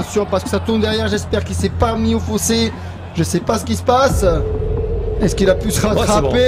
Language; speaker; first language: French; native; French